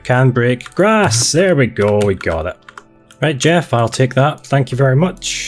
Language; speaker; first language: English; native; English